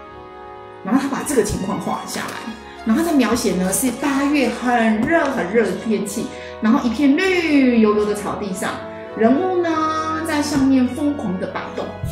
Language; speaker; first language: Chinese; native; Chinese